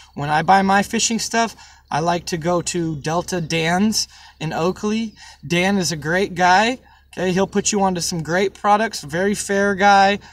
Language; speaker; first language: English; native; English